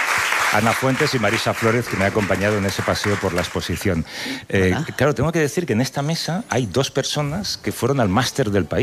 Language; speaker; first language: Spanish; native; Spanish